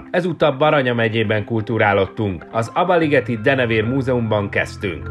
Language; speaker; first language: Hungarian; native; Hungarian